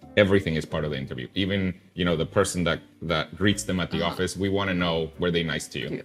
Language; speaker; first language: English; non-native, fluent; Spanish